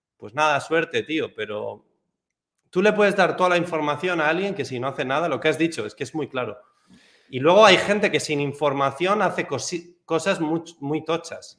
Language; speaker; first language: Spanish; native; Spanish